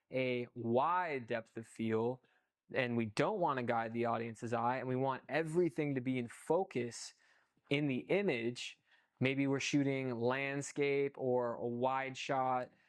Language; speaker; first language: English; native; English